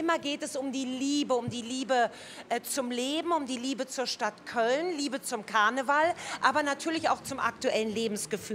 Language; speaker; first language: German; native; German